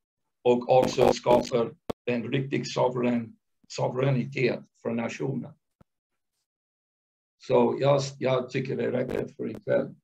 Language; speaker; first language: Swedish; non-native, fluent; English